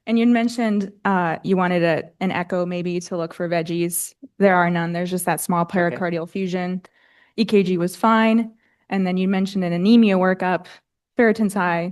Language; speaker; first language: English; native; English